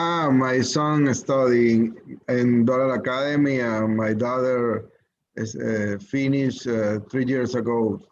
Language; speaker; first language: English; non-native, learner; Spanish